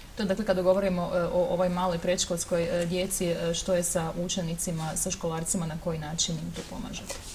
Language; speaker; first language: Croatian; native; Croatian